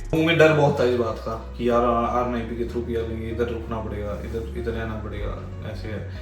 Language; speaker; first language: Hindi; non-native, local second language; Punjabi